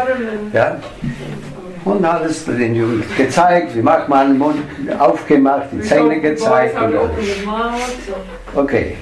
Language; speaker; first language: German; non-native, fluent; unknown